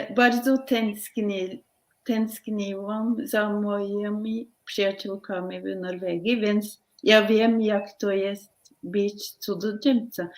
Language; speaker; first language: Polish; non-native, learner; Norwegian